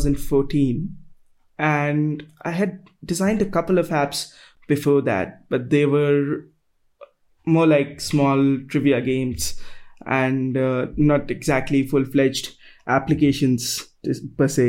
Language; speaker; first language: English; non-native, local second language; Hindi